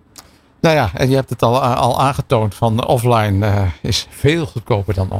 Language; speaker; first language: Dutch; native; Dutch